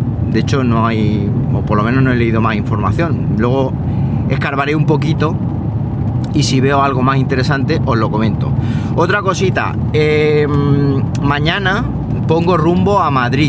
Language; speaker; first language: Spanish; native; Spanish